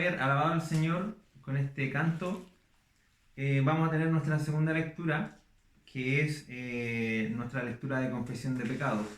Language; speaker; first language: Spanish; native; Spanish